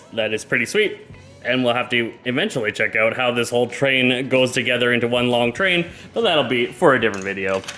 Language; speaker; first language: English; native; English